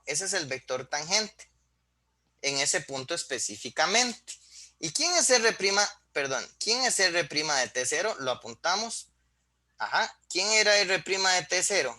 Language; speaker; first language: Spanish; native; Spanish